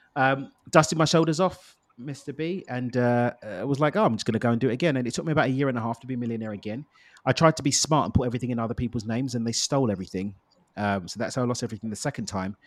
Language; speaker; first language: English; native; English